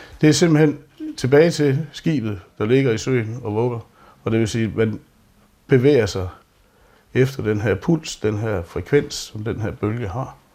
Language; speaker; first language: Danish; native; Danish